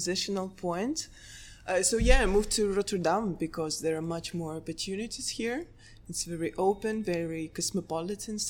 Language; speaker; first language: English; non-native, fluent; Russian